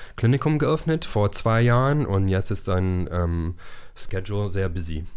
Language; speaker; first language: German; non-native, fluent; English